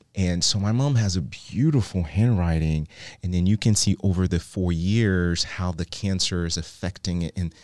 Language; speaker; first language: English; non-native, fluent; Haitian Creole